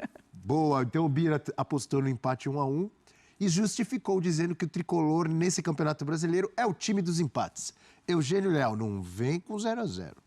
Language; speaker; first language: Portuguese; native; Portuguese